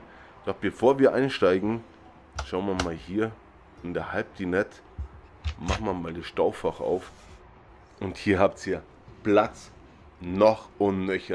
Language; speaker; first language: German; native; German